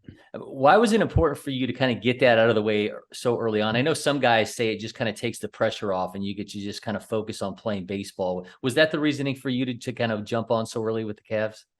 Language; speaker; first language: English; native; English